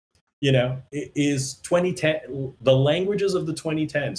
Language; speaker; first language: English; native; English